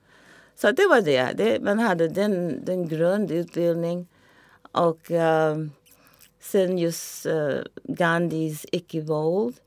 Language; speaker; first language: Swedish; non-native, fluent; English